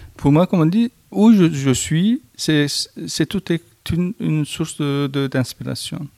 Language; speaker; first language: French; non-native, fluent; Turkish